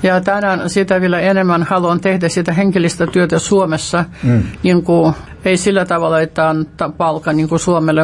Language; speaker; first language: Finnish; non-native, fluent; Russian